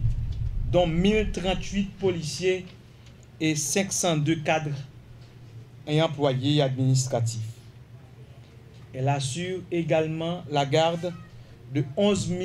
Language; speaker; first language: French; non-native, local second language; Haitian Creole